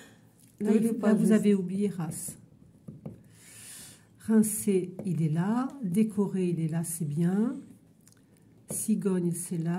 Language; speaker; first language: French; native; French